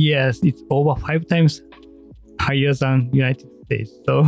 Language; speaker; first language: English; non-native, learner; Japanese